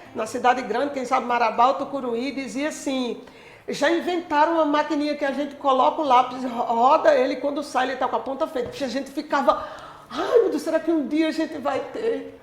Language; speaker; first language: Portuguese; native; Portuguese